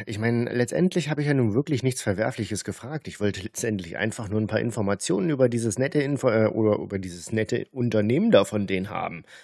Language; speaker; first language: German; native; German